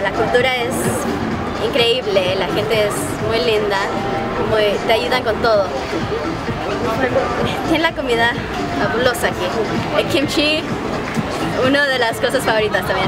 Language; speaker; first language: Spanish; early bilingual, heritage; Spanish